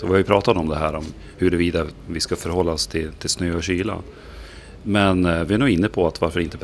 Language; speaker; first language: Swedish; native; Swedish